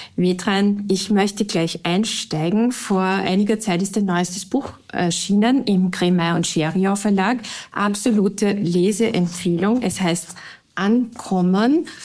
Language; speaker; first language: German; native; German